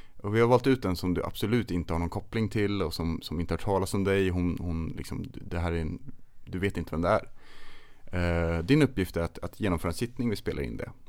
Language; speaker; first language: Swedish; native; Swedish